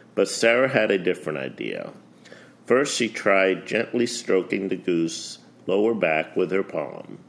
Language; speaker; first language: English; early bilingual, other home language; Spanish